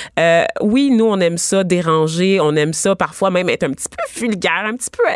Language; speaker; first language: French; native; French